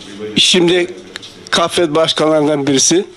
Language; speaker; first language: Turkish; non-native, fluent; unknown